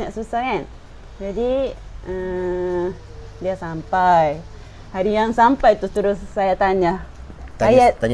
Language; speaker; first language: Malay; non-native, fluent; Japanese